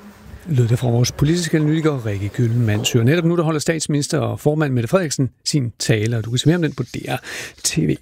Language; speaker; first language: Danish; native; Danish